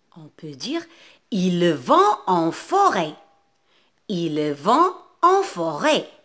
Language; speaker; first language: French; non-native, local second language; Arabic